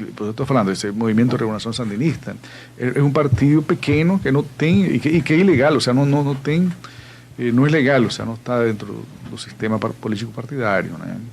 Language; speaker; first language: Portuguese; non-native, fluent; Spanish